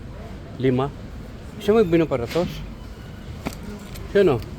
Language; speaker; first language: Spanish; non-native, learner; Filipino